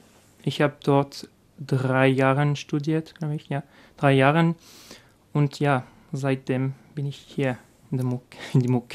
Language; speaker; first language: German; non-native, learner; French